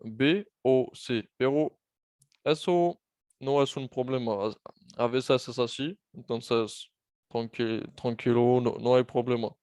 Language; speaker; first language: Spanish; non-native, fluent; French